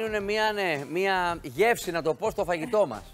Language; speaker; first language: Greek; native; Greek